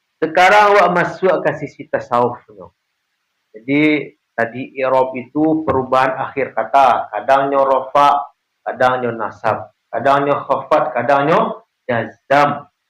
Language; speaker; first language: Malay; non-native, local second language; Minangkabau